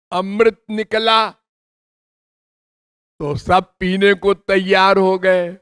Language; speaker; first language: Hindi; native; Hindi